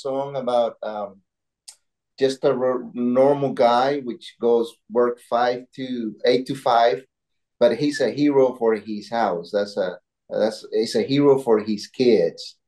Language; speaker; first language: English; non-native, learner; Spanish